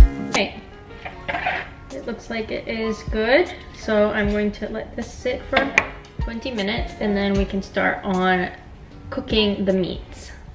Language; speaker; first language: English; native; English